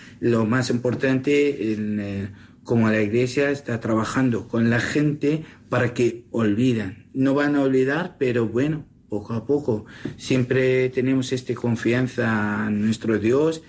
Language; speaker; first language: Spanish; non-native, learner; Assyrian Neo-Aramaic